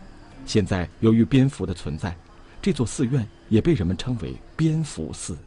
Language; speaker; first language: Chinese; native; Chinese